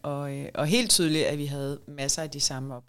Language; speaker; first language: Danish; native; Danish